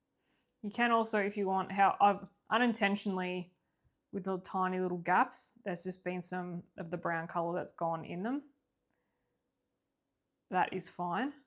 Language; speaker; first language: English; native; English